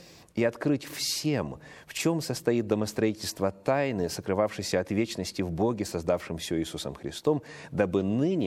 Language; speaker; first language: Russian; native; Russian